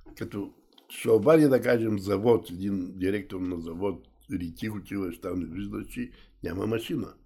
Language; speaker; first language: Bulgarian; native; Bulgarian